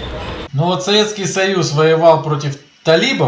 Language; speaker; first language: Russian; native; Russian